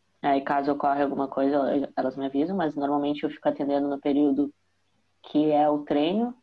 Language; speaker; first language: Portuguese; native; Portuguese